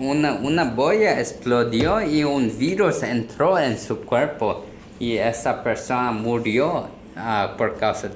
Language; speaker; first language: Spanish; non-native, learner; Korean